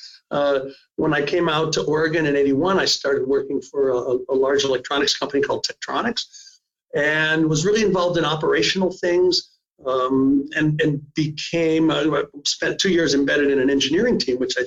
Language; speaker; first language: English; native; English